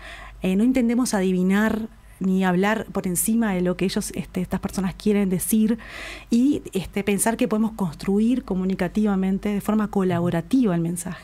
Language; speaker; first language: Spanish; native; Spanish